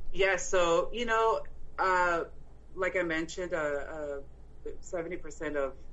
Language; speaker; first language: English; early bilingual, other home language; Spanish